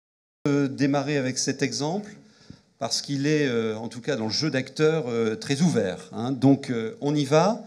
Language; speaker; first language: French; native; French